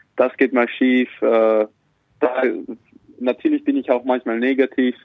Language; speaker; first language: German; native; German